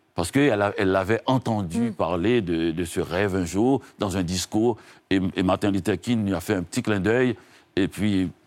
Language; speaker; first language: French; non-native, local second language; Haitian Creole